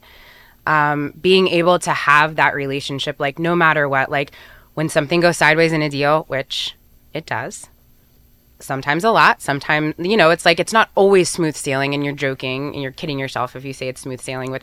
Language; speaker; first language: English; native; English